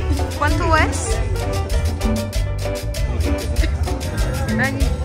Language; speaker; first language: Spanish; non-native, learner; French